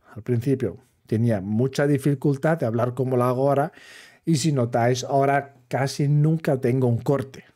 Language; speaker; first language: Spanish; non-native, fluent; German